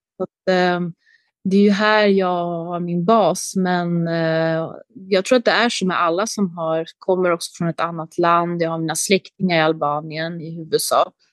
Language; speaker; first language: Swedish; early bilingual, other home language; Albanian